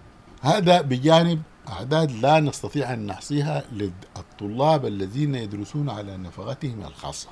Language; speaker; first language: Arabic; native; Arabic